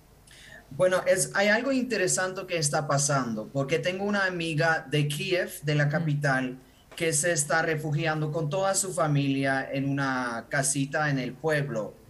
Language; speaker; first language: Spanish; non-native, fluent; Ukrainian